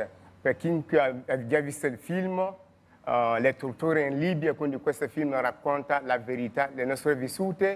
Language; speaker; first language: Italian; non-native, fluent; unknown